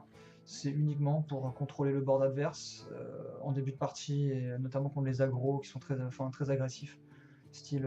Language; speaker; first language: French; native; French